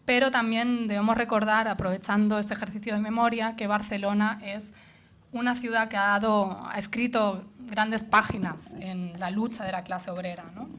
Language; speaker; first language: Spanish; non-native, local second language; Catalan